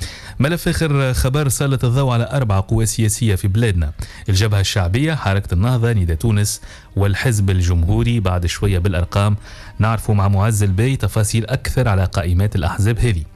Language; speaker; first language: Arabic; native; Arabic